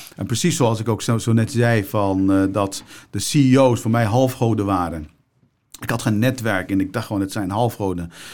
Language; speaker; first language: Dutch; early bilingual, other home language; Turkish